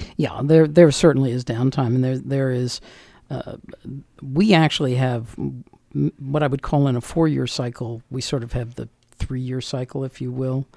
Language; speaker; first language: English; native; English